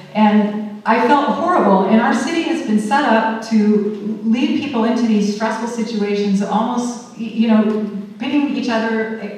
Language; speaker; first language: English; native; English